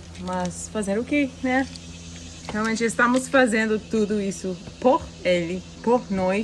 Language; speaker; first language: Portuguese; non-native, fluent; English